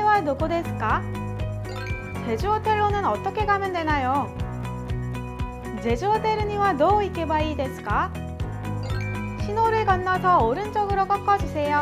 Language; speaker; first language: Korean; native; Korean